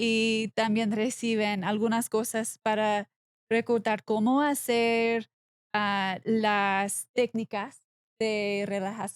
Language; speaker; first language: Spanish; non-native, learner; English